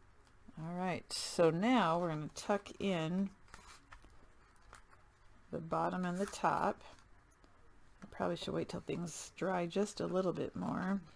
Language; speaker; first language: English; native; English